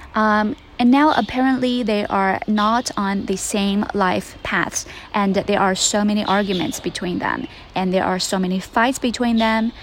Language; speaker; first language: English; non-native, fluent; Chinese